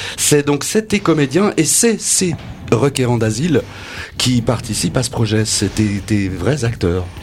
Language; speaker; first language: French; native; French